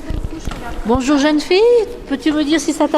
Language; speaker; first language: French; native; French